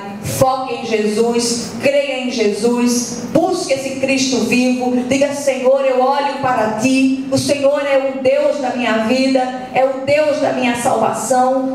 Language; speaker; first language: Portuguese; native; Portuguese